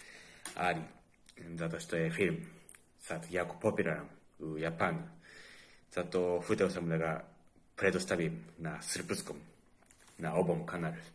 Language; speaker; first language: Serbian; non-native, fluent; Japanese